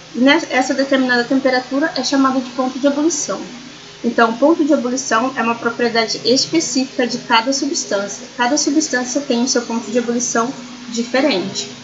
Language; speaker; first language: Portuguese; native; Portuguese